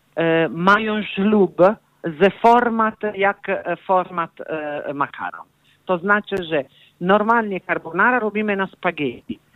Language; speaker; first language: Polish; non-native, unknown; Italian